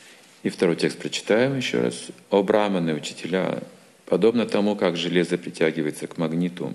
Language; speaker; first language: Russian; native; Russian